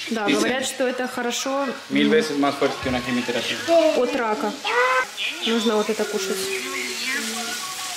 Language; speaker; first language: Russian; native; Russian